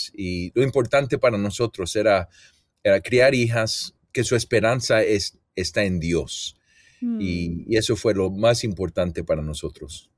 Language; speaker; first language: Spanish; early bilingual, heritage; Spanish